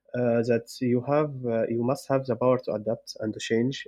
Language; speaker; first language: English; non-native, fluent; Arabic